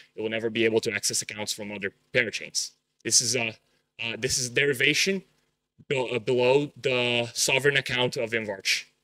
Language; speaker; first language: English; non-native, fluent; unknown